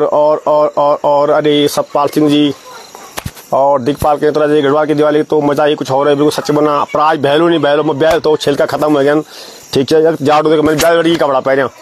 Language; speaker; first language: Hindi; non-native, local second language; Garhwali